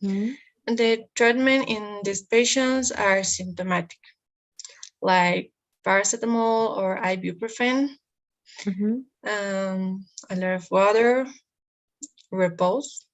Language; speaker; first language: English; non-native, learner; Spanish